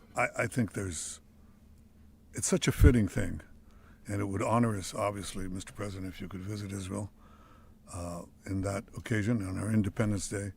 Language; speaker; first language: English; non-native, fluent; Hebrew